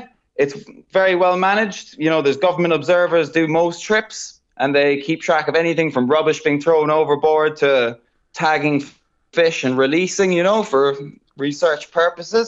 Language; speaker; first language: English; native; English